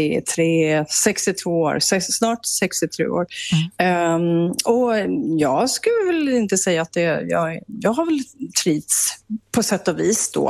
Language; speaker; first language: Swedish; native; Swedish